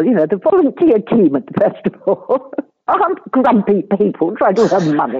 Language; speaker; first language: English; native; English